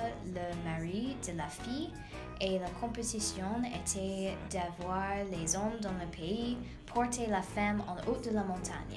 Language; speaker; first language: French; non-native, learner; English